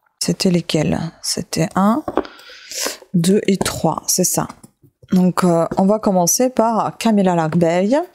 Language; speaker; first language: French; native; French